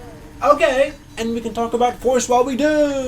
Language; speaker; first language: English; native; English